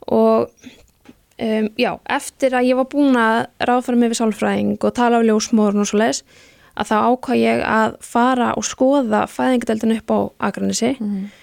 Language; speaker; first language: Icelandic; native; Icelandic